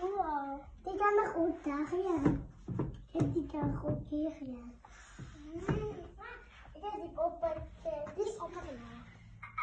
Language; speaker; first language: Dutch; early bilingual, other home language; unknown